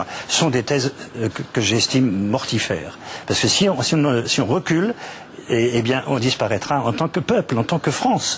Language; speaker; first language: French; native; French